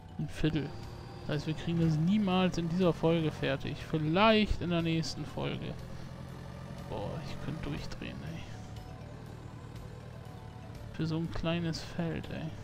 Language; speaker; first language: German; native; German